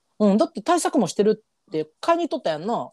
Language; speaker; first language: Japanese; native; Japanese